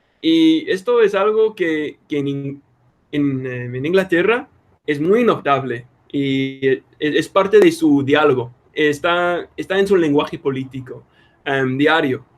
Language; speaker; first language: Spanish; non-native, fluent; English